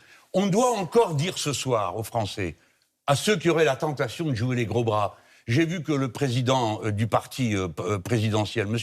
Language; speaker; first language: French; native; French